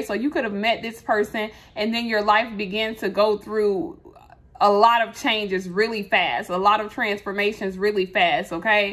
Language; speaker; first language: English; native; English